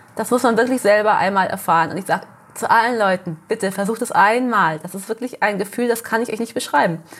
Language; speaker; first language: German; early bilingual, heritage; Portuguese